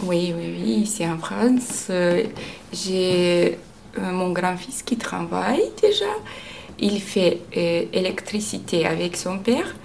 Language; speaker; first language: French; non-native, learner; Romanian